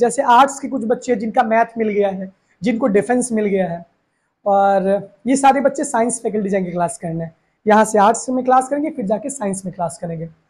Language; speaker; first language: Hindi; native; Hindi